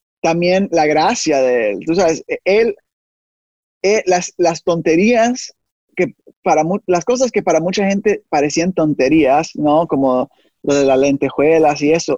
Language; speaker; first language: Spanish; early bilingual, heritage; Spanish